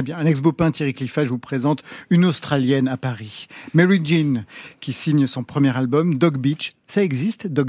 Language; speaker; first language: French; native; French